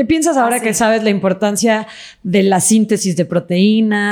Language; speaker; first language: Spanish; native; Spanish